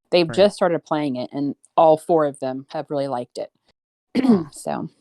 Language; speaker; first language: English; native; English